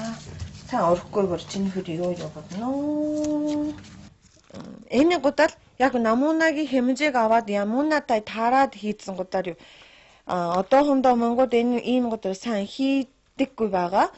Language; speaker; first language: Mongolian; non-native, learner; Japanese